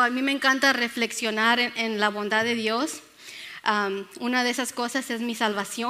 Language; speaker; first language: Spanish; early bilingual, other home language; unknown